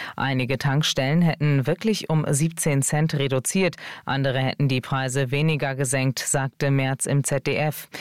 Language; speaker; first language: German; native; German